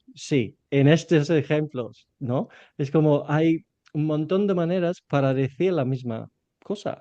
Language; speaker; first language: Spanish; non-native, fluent; English